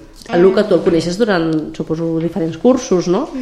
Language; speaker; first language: Catalan; native; Catalan